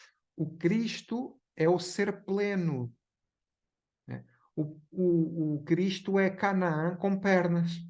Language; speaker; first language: Portuguese; native; Portuguese